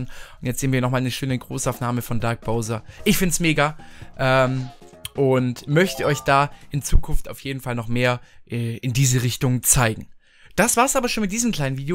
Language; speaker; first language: German; native; German